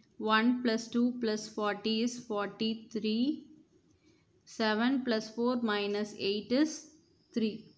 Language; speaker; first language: English; non-native, local second language; Tamil